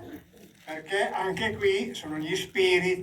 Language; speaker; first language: Italian; non-native, learner; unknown